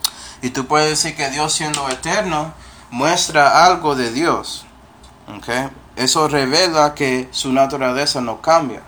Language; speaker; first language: Spanish; non-native, fluent; English